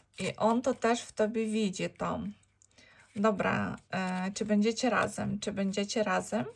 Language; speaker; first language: Polish; non-native, learner; Ukrainian